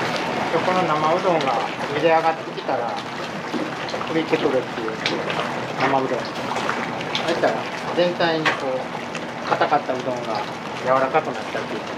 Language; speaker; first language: Japanese; native; Japanese